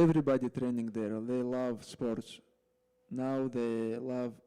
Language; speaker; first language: English; non-native, learner; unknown